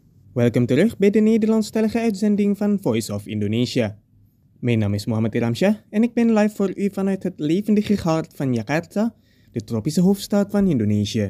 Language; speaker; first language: Dutch; non-native, fluent; Indonesian